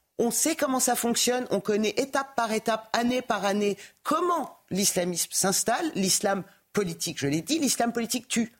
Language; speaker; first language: French; early bilingual, other home language; Persian